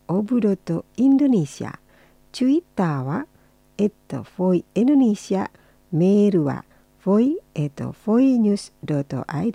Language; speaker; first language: Japanese; non-native, fluent; Indonesian